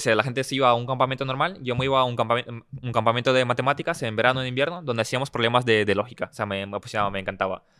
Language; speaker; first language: Spanish; early bilingual, other home language; Russian